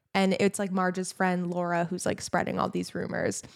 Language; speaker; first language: English; native; English